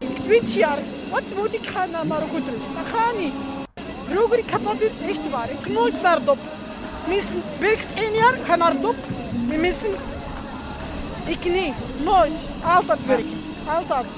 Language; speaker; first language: Dutch; non-native, learner; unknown